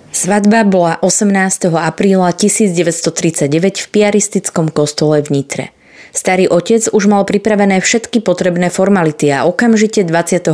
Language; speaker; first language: Slovak; native; Slovak